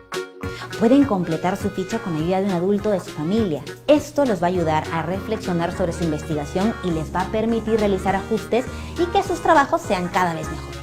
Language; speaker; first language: Spanish; native; Spanish